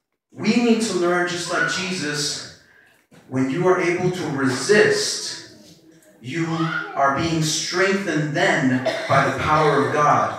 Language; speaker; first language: English; early bilingual, other home language; Spanish